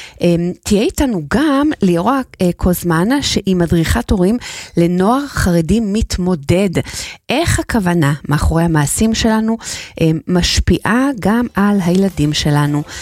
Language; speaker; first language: Hebrew; native; Hebrew